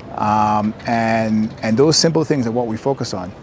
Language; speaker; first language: English; native; English